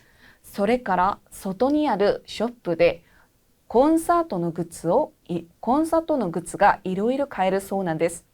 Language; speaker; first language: Japanese; non-native, fluent; Korean